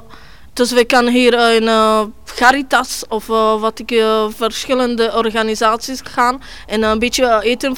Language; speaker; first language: Dutch; non-native, learner; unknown